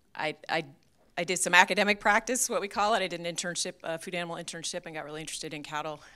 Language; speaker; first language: English; native; English